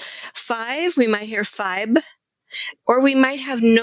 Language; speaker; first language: English; native; English